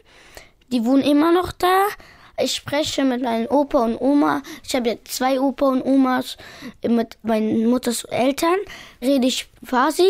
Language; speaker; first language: German; early bilingual, other home language; Pashto